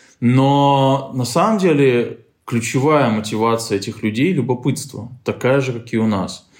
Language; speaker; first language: Russian; native; Russian